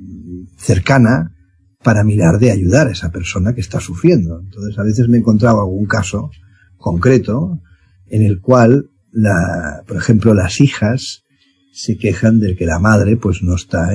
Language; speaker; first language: Spanish; native; Spanish